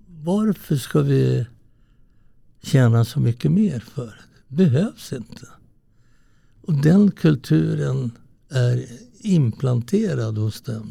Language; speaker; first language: Swedish; early bilingual, other home language; Italian